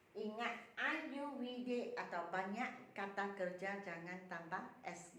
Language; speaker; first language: Malay; non-native, local second language; Chinese